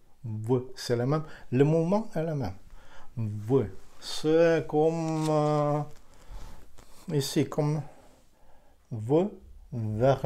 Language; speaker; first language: French; non-native, fluent; Ukrainian